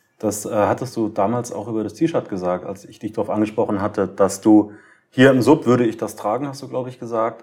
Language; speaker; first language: German; native; German